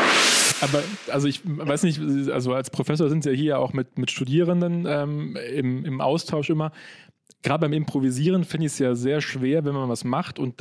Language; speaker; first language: German; native; German